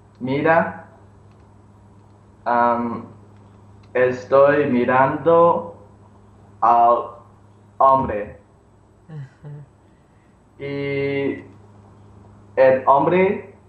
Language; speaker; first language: Spanish; non-native, learner; English